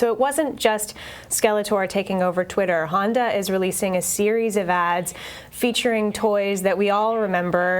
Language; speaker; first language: English; native; English